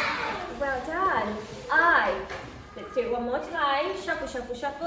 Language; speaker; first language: English; native; English